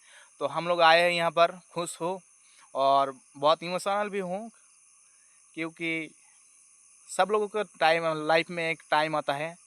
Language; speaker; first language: Hindi; non-native, fluent; Bangla